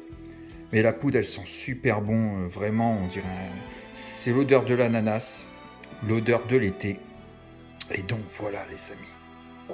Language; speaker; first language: French; native; French